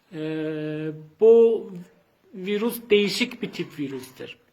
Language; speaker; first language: Turkish; non-native, fluent; Persian